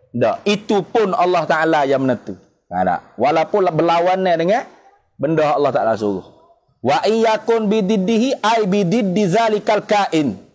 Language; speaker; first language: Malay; native; Malay